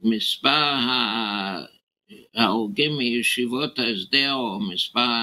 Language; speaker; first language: Hebrew; non-native, fluent; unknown